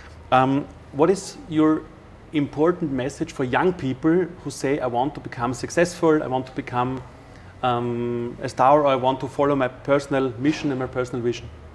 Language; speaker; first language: English; non-native, fluent; German